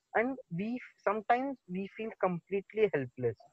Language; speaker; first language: English; non-native, local second language; Marathi